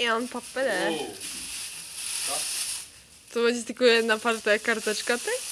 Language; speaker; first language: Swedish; early bilingual, other home language; Polish